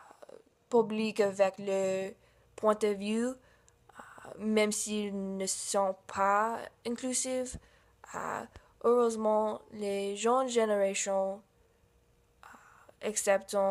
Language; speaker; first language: French; non-native, learner; English